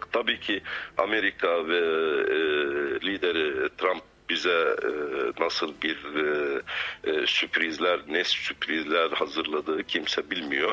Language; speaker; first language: Turkish; non-native, fluent; Arabic